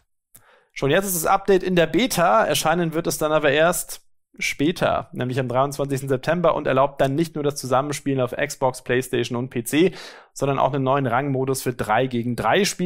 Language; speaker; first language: German; native; German